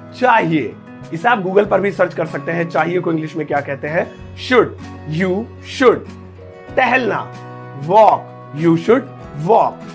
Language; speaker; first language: Hindi; native; Hindi